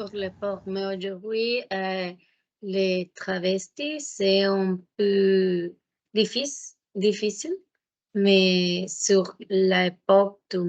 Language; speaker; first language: French; non-native, learner; Spanish